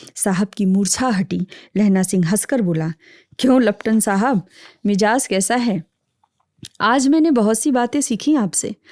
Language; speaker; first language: Hindi; native; Hindi